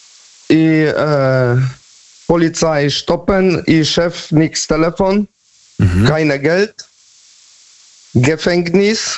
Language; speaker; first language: German; non-native, learner; Polish